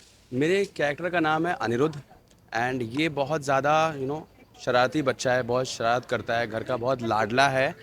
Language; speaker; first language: Hindi; native; Hindi